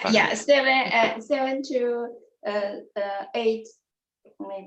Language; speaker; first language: English; non-native, learner; Chinese